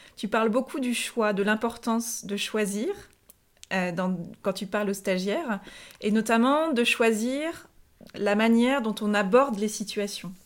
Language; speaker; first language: French; native; French